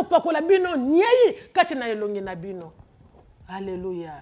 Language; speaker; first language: Lingala; native; Lingala